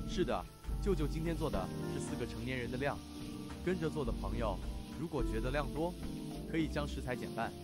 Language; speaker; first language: Chinese; native; Chinese